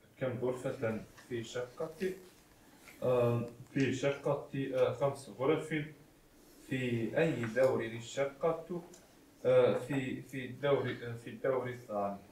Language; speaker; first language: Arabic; non-native, fluent; Bosnian